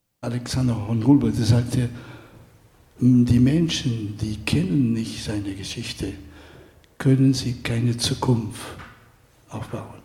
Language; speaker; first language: German; non-native, fluent; Spanish